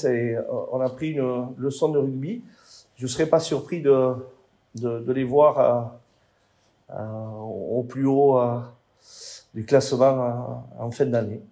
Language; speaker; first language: French; native; French